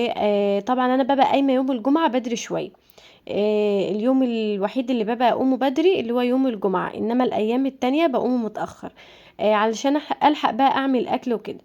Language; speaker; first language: Arabic; native; Arabic